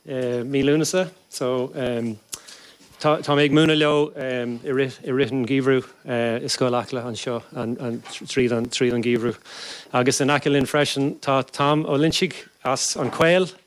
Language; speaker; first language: Irish; non-native, local second language; English